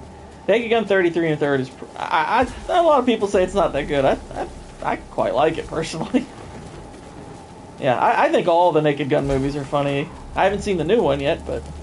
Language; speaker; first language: English; native; English